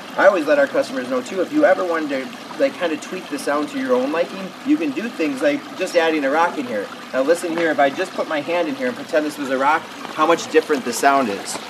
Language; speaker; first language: English; native; English